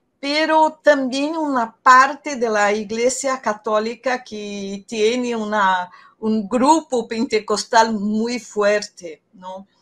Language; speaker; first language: Spanish; non-native, fluent; Portuguese